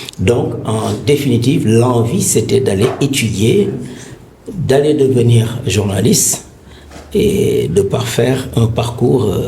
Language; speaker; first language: French; non-native, local second language; Wolof